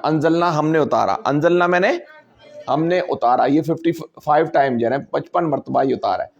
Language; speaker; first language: Urdu; non-native, local second language; Punjabi